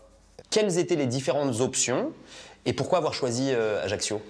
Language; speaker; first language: French; native; French